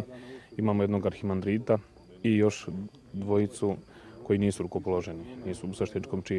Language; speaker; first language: Bosnian; native; Bosnian